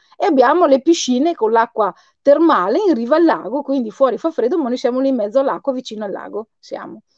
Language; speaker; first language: Italian; native; Italian